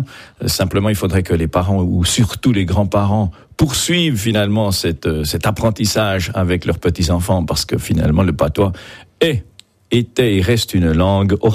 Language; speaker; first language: French; native; French